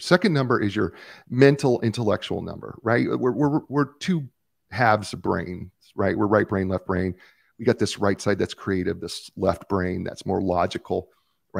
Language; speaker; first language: English; native; English